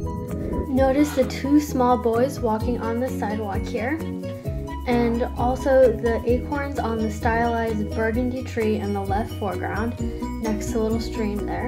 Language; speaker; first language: English; native; English